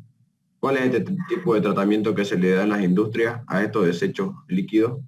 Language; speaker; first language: Spanish; native; Spanish